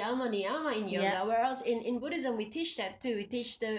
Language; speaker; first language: English; non-native, local second language; Indonesian